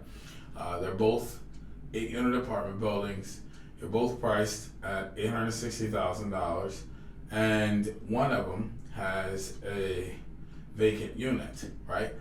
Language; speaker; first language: English; native; English